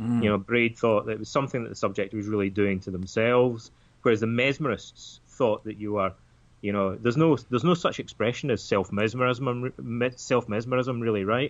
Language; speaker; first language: English; native; English